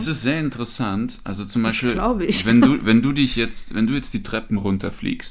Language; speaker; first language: German; native; German